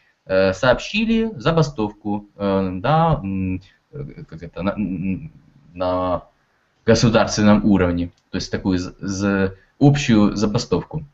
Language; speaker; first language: Russian; native; Russian